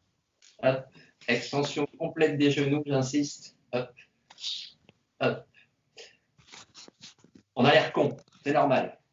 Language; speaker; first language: French; native; French